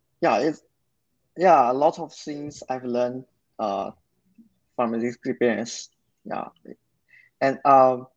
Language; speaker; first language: English; non-native, learner; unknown